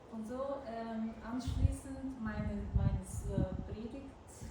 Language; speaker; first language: German; non-native, fluent; Bulgarian